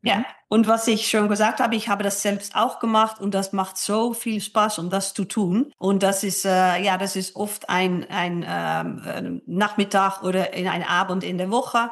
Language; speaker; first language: German; non-native, fluent; Dutch